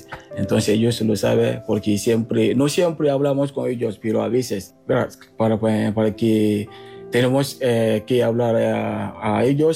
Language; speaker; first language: Spanish; non-native, fluent; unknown